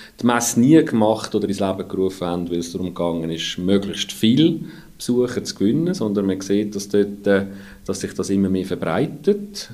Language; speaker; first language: German; native; German